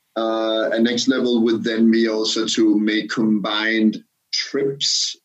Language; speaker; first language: English; non-native, fluent; Danish